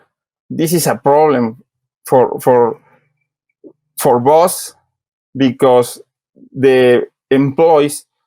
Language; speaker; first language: English; non-native, learner; Spanish